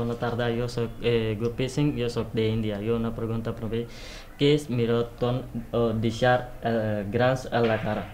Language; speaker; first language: Catalan; non-native, fluent; Romanian